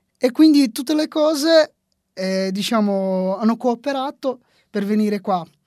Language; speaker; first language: Italian; non-native, fluent; Portuguese